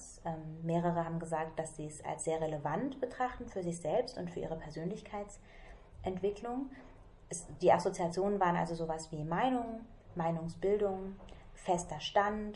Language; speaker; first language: German; native; German